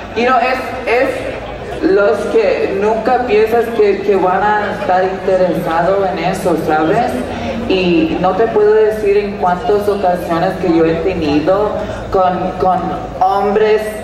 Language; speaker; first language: Spanish; early bilingual, heritage; Spanish